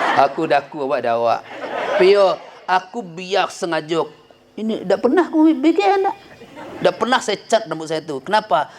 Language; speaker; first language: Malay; non-native, local second language; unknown